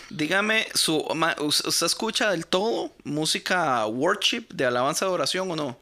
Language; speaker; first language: Spanish; native; Spanish